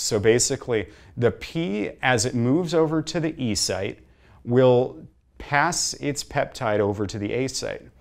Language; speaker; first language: English; native; English